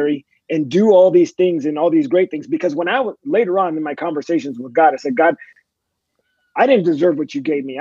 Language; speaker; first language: English; native; English